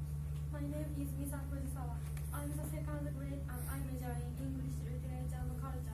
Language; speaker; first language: English; non-native, learner; Japanese